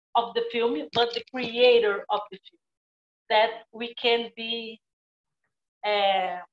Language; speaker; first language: English; non-native, fluent; Portuguese